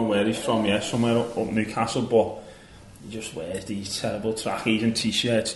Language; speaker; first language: English; native; English